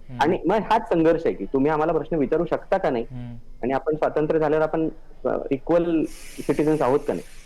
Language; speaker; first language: Marathi; native; Marathi